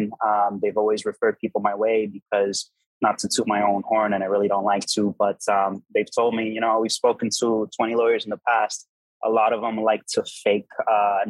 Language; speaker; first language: English; native; English